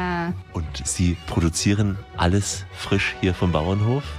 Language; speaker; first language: German; native; German